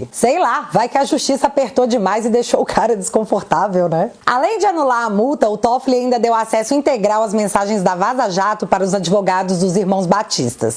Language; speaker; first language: Portuguese; native; Portuguese